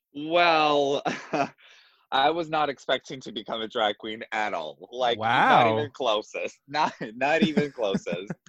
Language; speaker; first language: English; non-native, fluent; Russian